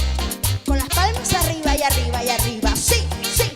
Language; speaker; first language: Spanish; native; Spanish